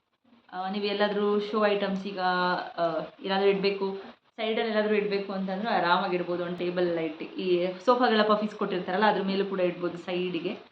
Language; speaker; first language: Kannada; native; Kannada